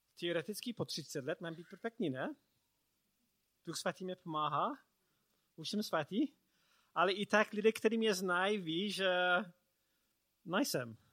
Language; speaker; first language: Czech; non-native, learner; English